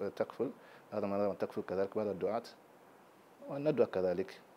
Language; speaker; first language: Arabic; non-native, fluent; Yoruba